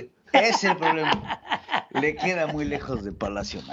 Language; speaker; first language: Spanish; native; Spanish